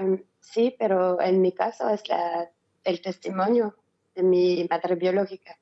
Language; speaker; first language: Spanish; non-native, learner; French